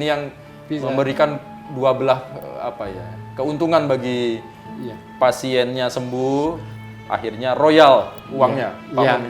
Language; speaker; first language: Indonesian; native; Indonesian